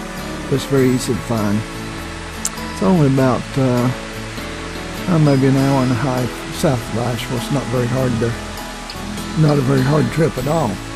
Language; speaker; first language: English; native; English